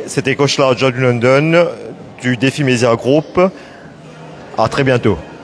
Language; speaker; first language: French; non-native, local second language; Morisyen